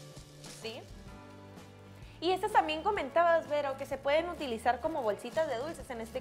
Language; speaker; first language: Spanish; native; Spanish